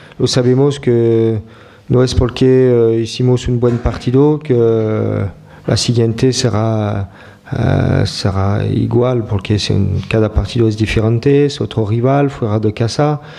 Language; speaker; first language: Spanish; non-native, learner; French